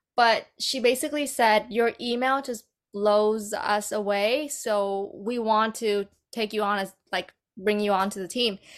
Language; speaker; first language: English; native; English